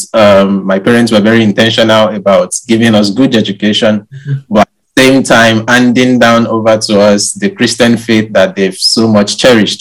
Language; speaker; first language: English; non-native, local second language; Yoruba